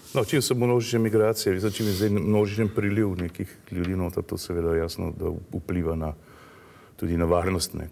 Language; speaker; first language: Slovenian; native; Slovenian